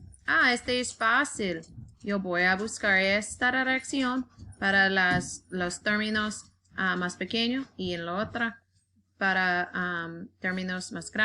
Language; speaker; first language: Spanish; non-native, learner; English